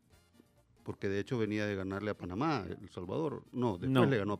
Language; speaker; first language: Spanish; native; Spanish